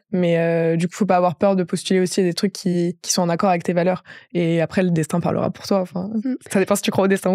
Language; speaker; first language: French; native; French